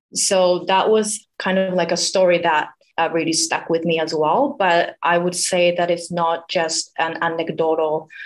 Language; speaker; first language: English; non-native, fluent; Japanese